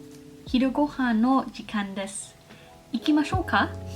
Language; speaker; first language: Japanese; non-native, learner; English